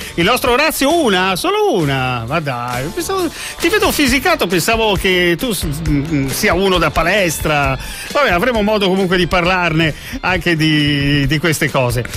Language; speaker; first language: Italian; native; Italian